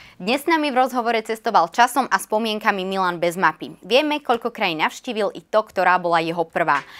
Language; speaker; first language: Slovak; native; Slovak